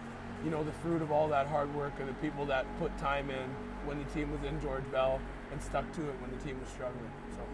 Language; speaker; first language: English; native; English